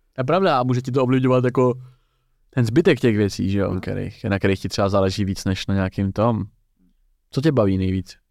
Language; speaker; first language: Czech; native; Czech